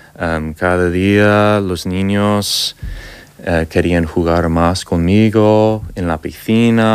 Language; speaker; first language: Spanish; non-native, learner; English